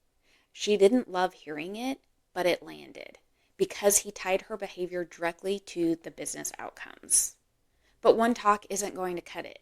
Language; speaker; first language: English; native; English